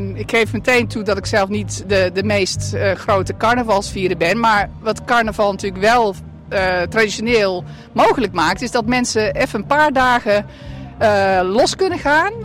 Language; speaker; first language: Dutch; native; Dutch